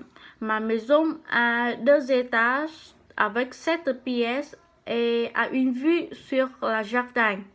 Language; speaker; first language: French; non-native, learner; Vietnamese